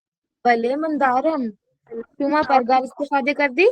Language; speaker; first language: Persian; non-native, learner; Urdu